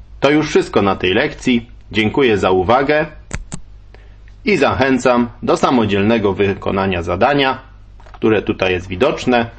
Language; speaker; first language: Polish; native; Polish